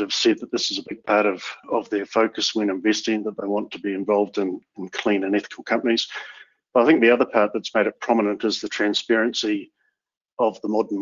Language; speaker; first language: English; native; English